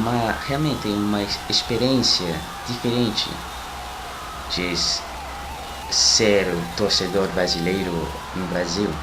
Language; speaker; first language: Portuguese; non-native, learner; French